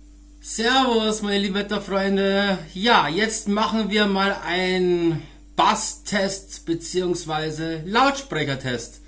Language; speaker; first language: German; native; German